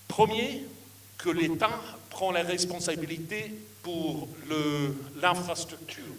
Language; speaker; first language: French; non-native, fluent; English